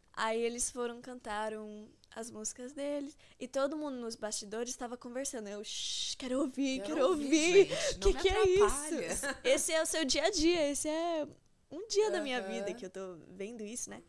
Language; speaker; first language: Portuguese; early bilingual, heritage; Portuguese